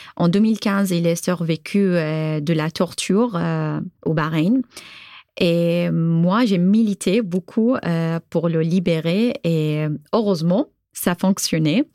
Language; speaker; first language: French; non-native, fluent; Arabic